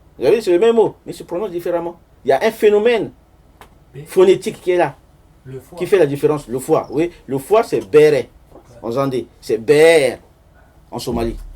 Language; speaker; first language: French; non-native, local second language; Sango